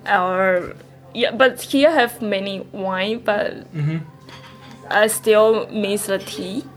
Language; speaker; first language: English; non-native, learner; Chinese